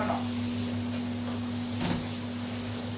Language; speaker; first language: French; non-native, fluent; Portuguese